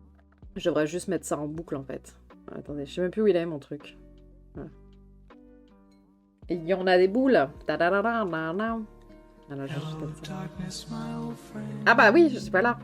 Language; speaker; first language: French; native; French